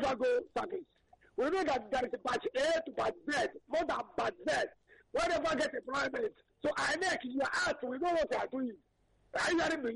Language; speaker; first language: English; non-native, local second language; Yoruba